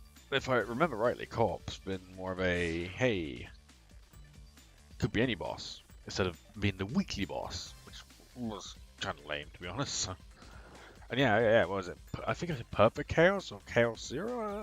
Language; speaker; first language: English; native; English